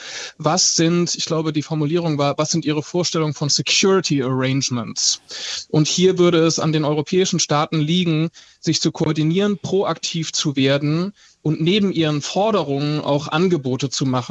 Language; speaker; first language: German; native; German